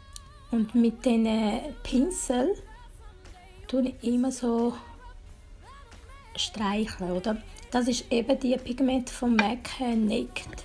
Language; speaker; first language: German; non-native, learner; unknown